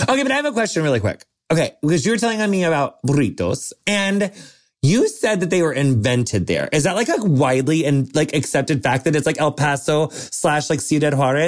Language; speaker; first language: English; native; English